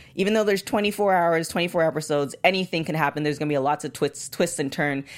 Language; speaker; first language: English; native; English